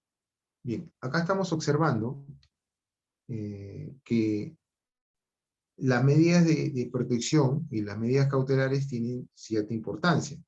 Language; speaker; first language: Spanish; native; Spanish